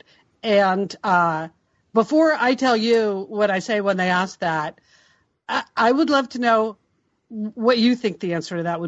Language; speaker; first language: English; native; English